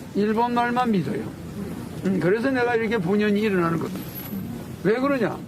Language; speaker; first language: Korean; native; Korean